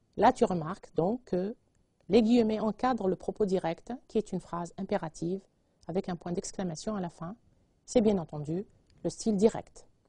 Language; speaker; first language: French; non-native, local second language; Arabic